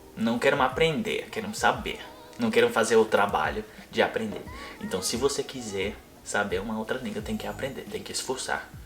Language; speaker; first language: Portuguese; non-native, fluent; English